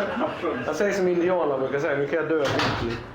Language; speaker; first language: Swedish; native; Swedish